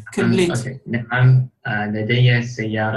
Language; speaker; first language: Arabic; non-native, learner; English